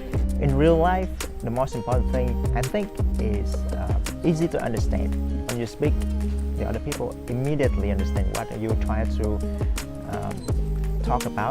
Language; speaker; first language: English; non-native, fluent; Vietnamese